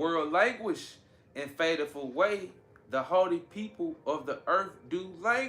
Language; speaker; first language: English; native; English